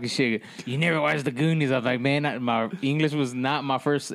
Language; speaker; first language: English; non-native, fluent; Spanish